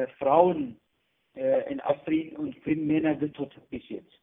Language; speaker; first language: German; non-native, learner; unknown